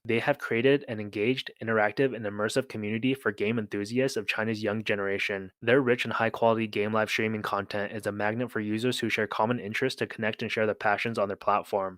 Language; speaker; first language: English; native; English